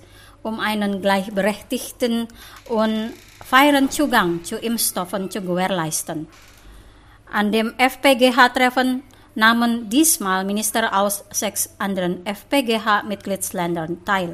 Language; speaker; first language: German; non-native, fluent; Indonesian